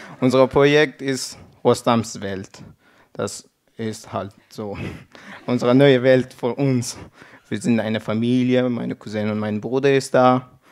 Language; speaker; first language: German; non-native, learner; Persian